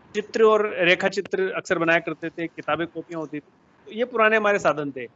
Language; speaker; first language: Hindi; native; Hindi